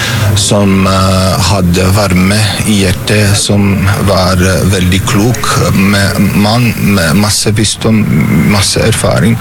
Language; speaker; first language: Norwegian; non-native, fluent; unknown